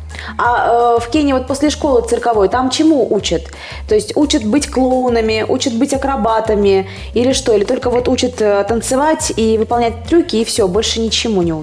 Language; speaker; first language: Russian; native; Russian